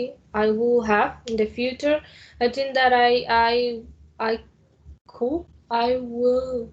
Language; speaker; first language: English; non-native, learner; Spanish